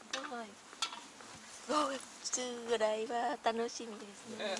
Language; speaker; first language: Japanese; non-native, learner; Vietnamese